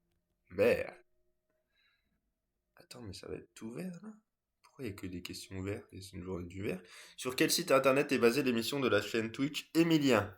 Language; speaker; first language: French; native; French